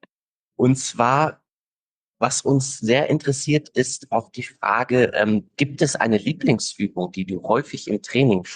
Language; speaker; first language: German; native; German